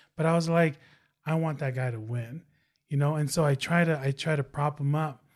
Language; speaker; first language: English; non-native, fluent; Tongan